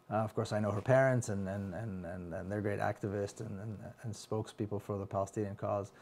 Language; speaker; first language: English; non-native, fluent; Hebrew